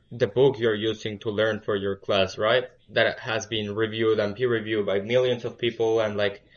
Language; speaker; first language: English; early bilingual, other home language; Spanish